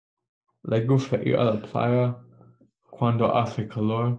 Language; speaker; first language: Spanish; non-native, learner; English